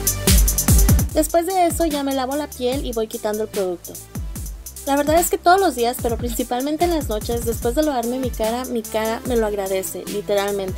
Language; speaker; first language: Spanish; native; Spanish